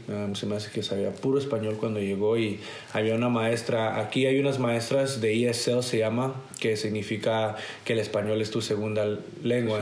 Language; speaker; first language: Spanish; early bilingual, heritage; Spanish